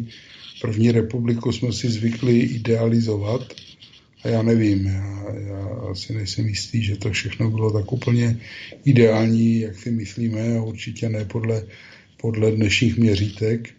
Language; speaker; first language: Czech; native; Czech